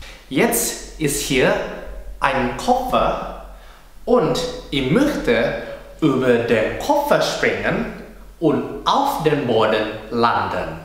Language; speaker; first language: German; non-native, fluent; Indonesian